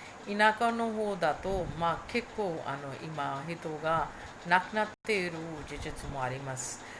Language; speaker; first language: Japanese; non-native, fluent; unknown